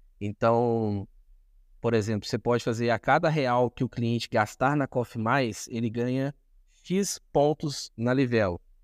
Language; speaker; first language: Portuguese; native; Portuguese